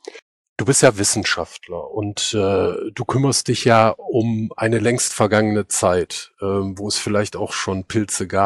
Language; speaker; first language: German; native; German